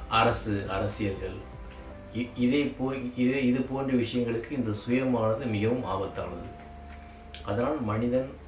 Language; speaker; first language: Tamil; native; Tamil